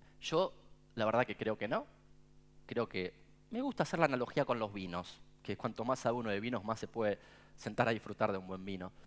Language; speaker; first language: Spanish; native; Spanish